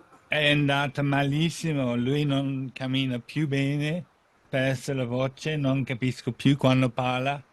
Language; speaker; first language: Italian; non-native, fluent; English